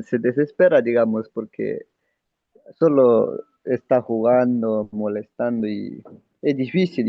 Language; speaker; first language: Spanish; non-native, local second language; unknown